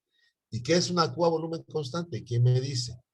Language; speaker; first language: Spanish; native; Spanish